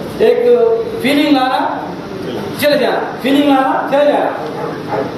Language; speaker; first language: Hindi; native; Hindi